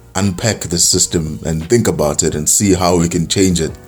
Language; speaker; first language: English; non-native, local second language; Zulu